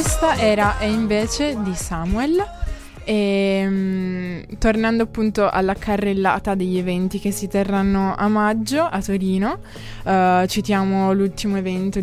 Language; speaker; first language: Italian; native; Italian